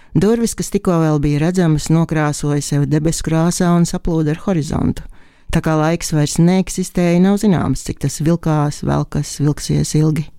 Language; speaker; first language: Latvian; native; Latvian